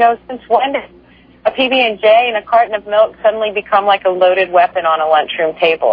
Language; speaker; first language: English; native; English